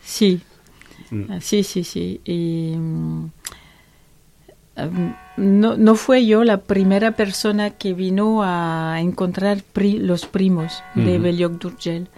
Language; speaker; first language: Spanish; non-native, learner; French